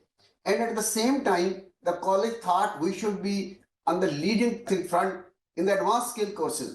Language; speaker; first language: English; non-native, local second language; Urdu